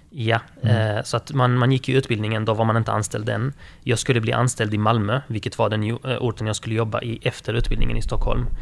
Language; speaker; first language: Swedish; early bilingual, other home language; Arabic